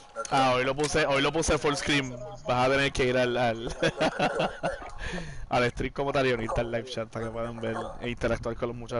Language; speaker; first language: Spanish; early bilingual, heritage; Spanish